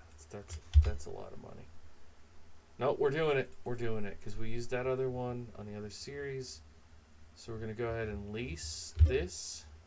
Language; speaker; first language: English; native; English